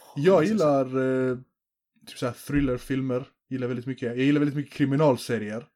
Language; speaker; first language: Swedish; early bilingual, other home language; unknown